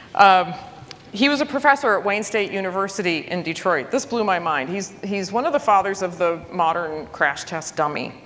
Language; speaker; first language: English; native; English